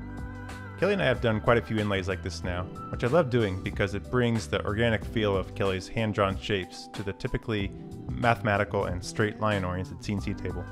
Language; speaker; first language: English; native; English